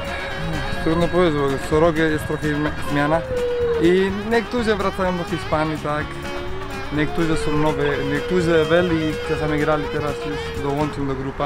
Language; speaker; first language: Polish; non-native, learner; Spanish